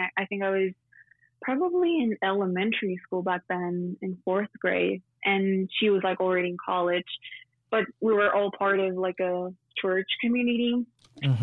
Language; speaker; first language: English; non-native, fluent; Spanish